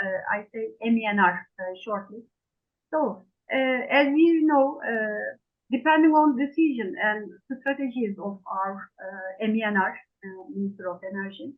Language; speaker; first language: English; non-native, fluent; Turkish